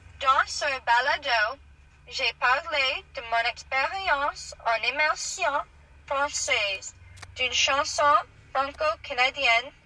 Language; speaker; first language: French; non-native, learner; English